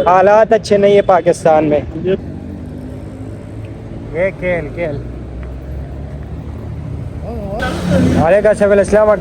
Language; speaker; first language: Hindi; non-native, local second language; Pashto